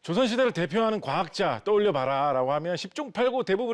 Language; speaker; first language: Korean; native; Korean